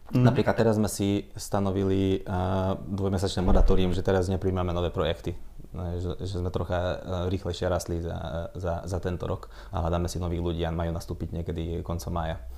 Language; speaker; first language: Slovak; non-native, local second language; Hungarian